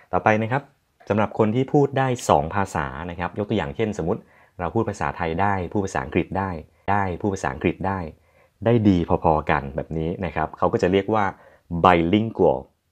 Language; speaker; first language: Thai; native; Thai